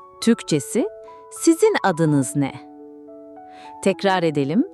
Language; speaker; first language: Turkish; non-native, fluent; Russian